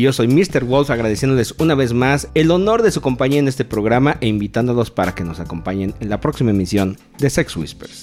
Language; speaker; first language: Spanish; native; Spanish